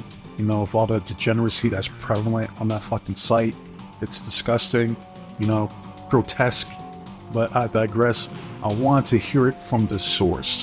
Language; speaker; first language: English; native; English